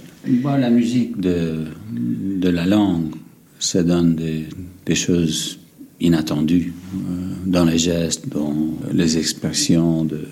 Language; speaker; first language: French; non-native, fluent; English